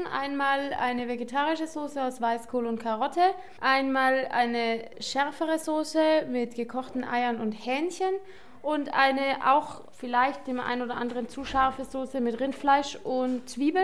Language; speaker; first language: German; native; German